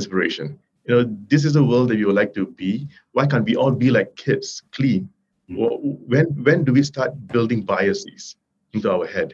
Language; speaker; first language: English; non-native, local second language; Tamil